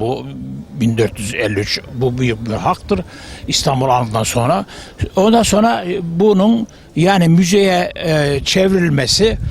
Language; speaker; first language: Turkish; early bilingual, heritage; Turkish